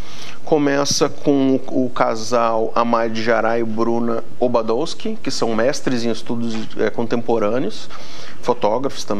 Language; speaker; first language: Portuguese; native; Portuguese